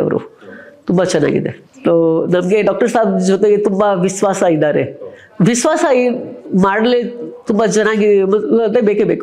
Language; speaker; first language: Kannada; non-native, local second language; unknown